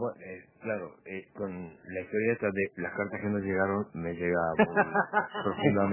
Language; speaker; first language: Spanish; native; Spanish